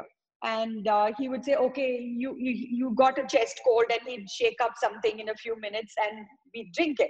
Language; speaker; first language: English; non-native, local second language; Tamil